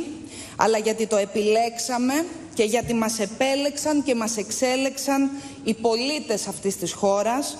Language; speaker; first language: Greek; native; Greek